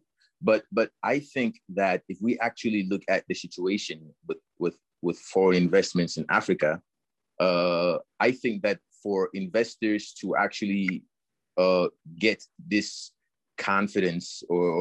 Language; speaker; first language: English; non-native, local second language; French